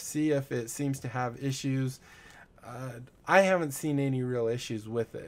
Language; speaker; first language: English; native; English